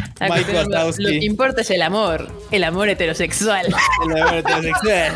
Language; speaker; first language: Spanish; native; Spanish